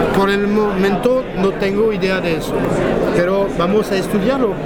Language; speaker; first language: Spanish; non-native, fluent; French